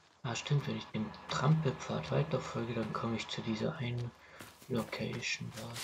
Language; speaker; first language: German; native; German